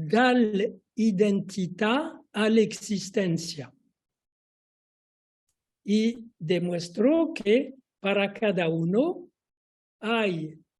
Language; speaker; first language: Spanish; non-native, fluent; French